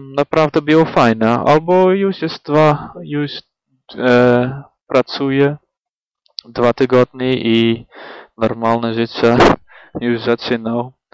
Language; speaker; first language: Polish; non-native, learner; Dutch